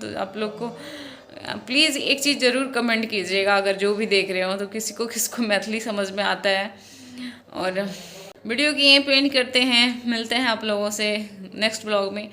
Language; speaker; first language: Hindi; non-native, local second language; Maithili